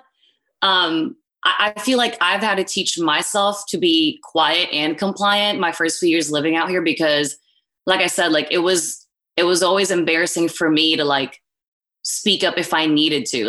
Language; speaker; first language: English; non-native, local second language; Filipino